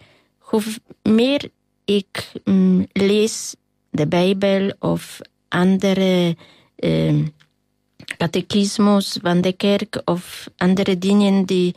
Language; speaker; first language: Dutch; non-native, learner; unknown